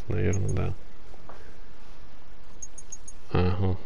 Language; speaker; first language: Russian; native; Russian